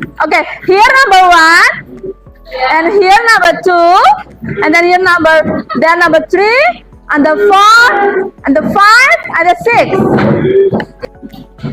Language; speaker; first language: English; non-native, fluent; Indonesian